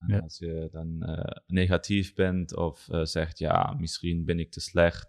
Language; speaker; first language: Dutch; non-native, learner; German